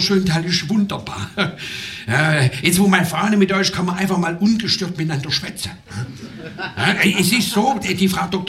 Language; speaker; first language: German; native; German